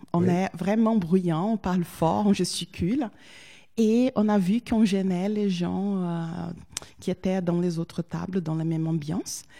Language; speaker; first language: French; non-native, fluent; Portuguese